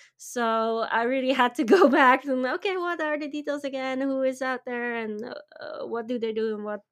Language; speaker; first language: English; non-native, fluent; Dutch